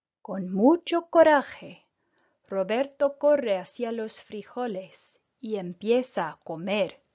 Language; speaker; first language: Spanish; non-native, fluent; English